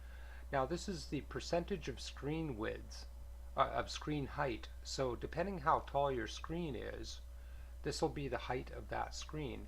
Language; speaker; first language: English; native; English